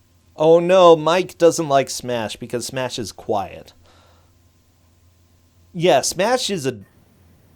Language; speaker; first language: English; native; English